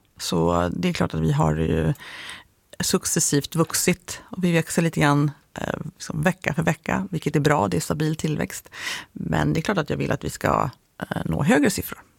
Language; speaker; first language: Swedish; native; Swedish